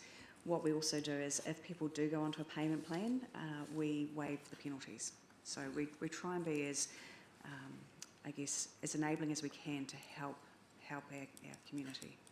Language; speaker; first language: English; native; English